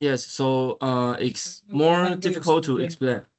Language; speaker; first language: English; non-native, learner; Chinese